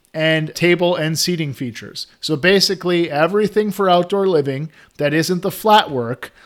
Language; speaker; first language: English; native; English